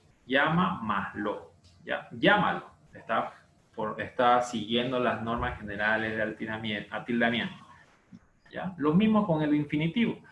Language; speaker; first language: Spanish; native; Spanish